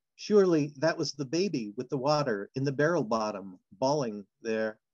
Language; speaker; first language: English; native; English